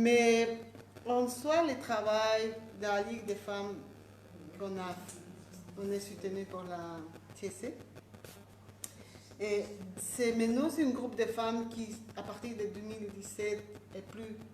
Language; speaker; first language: French; non-native, fluent; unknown